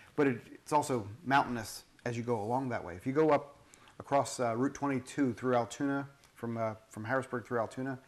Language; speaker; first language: English; native; English